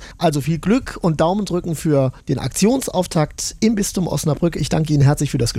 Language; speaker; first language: German; native; German